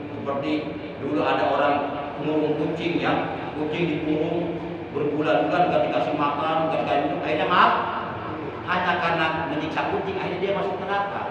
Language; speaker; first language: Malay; non-native, local second language; Javanese